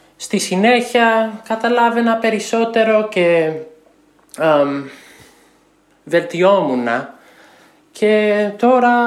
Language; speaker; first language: Greek; non-native, learner; English